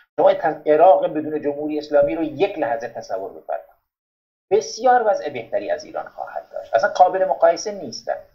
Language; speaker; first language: Persian; non-native, local second language; Kurdish